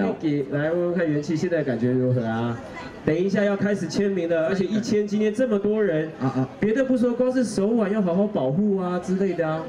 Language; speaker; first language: Chinese; native; Chinese